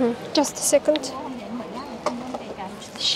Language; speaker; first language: English; non-native, learner; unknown